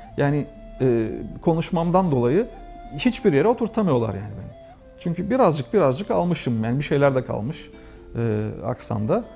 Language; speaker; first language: Turkish; native; Turkish